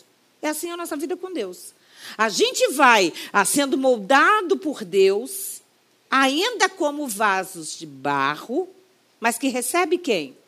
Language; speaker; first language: Portuguese; native; Portuguese